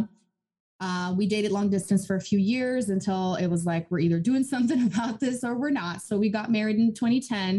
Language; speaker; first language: English; non-native, fluent; Portuguese